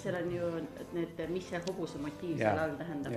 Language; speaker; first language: Estonian; native; Estonian